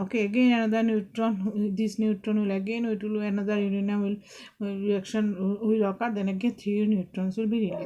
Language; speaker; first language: English; non-native, local second language; Bangla